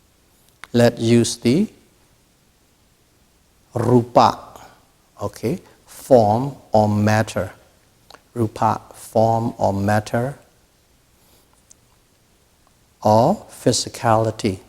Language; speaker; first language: English; non-native, fluent; Burmese